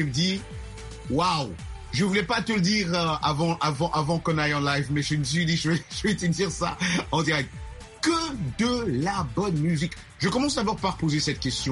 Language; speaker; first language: French; non-native, local second language; Lingala